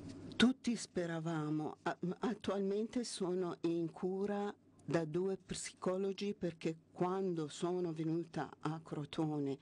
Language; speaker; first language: Italian; non-native, fluent; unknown